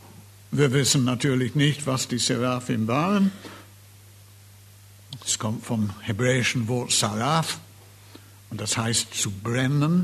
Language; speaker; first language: German; non-native, fluent; English